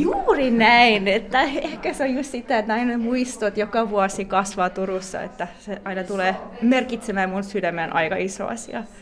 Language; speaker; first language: Finnish; non-native, fluent; English